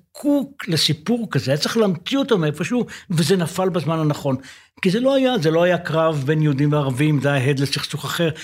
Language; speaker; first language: Hebrew; native; Hebrew